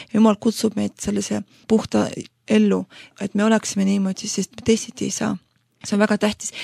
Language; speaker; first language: Estonian; non-native, local second language; Russian